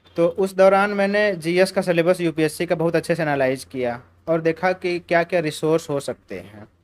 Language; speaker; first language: Hindi; native; Hindi